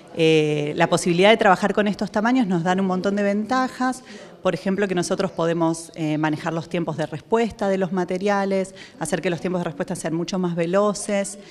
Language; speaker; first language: Spanish; native; Spanish